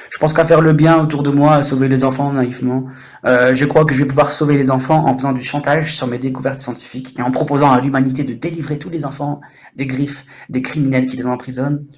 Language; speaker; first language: French; native; French